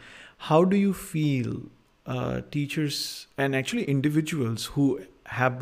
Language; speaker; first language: English; non-native, local second language; Hindi